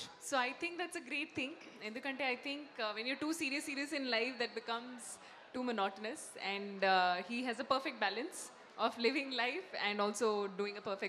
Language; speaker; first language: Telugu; non-native, learner; Hindi